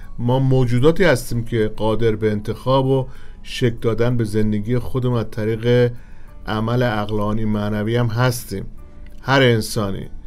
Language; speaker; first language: Persian; native; Persian